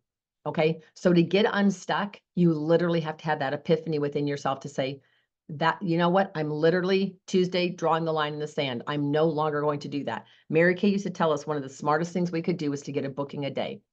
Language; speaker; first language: English; native; English